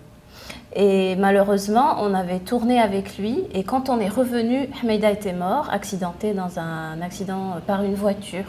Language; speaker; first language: French; non-native, local second language; Arabic